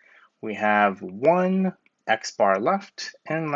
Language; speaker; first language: English; native; English